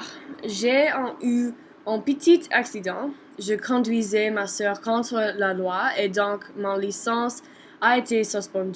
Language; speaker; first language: French; non-native, learner; English